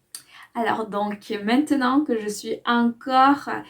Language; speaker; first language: French; non-native, fluent; Spanish